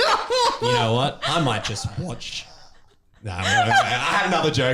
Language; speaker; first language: English; native; English